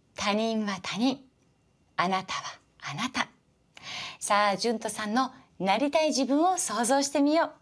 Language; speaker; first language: Japanese; early bilingual, other home language; Persian